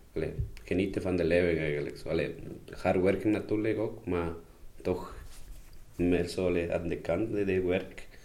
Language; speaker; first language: Dutch; non-native, learner; Spanish